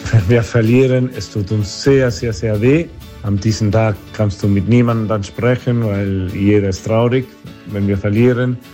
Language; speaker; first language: German; non-native, fluent; Spanish